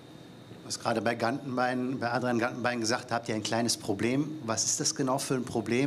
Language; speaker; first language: German; native; German